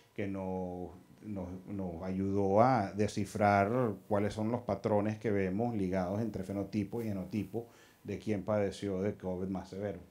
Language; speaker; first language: Spanish; early bilingual, heritage; Spanish